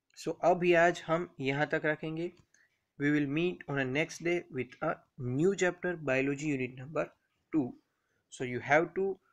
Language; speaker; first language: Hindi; non-native, local second language; Gujarati